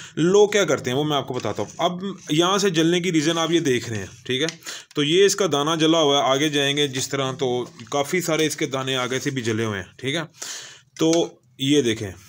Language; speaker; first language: Urdu; non-native, local second language; Punjabi